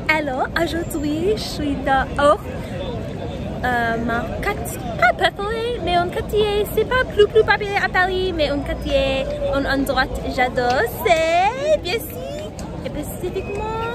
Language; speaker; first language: French; non-native, learner; English